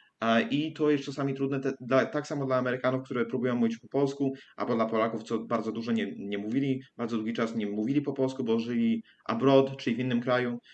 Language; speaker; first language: Polish; early bilingual, heritage; English